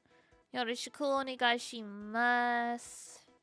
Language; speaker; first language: Japanese; non-native, learner; English